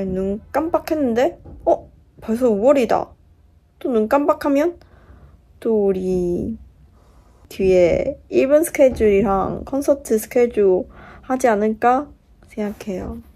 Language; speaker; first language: Korean; non-native, fluent; Chinese